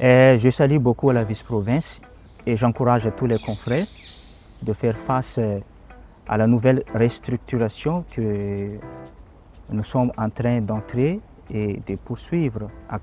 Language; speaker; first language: French; non-native, local second language; Malagasy